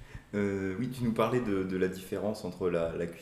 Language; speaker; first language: French; native; French